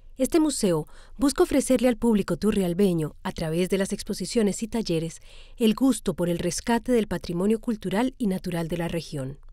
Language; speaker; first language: Spanish; native; Spanish